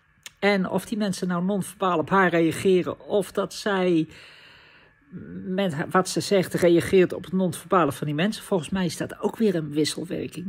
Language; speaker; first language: Dutch; native; Dutch